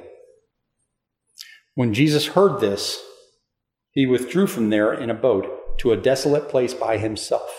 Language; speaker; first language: English; native; English